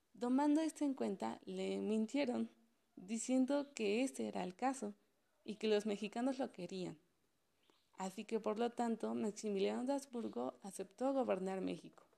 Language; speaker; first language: Spanish; native; Spanish